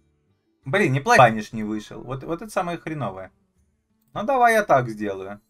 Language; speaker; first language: Russian; native; Russian